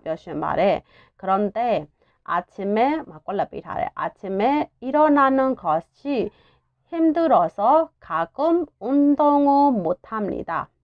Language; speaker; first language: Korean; non-native, fluent; Burmese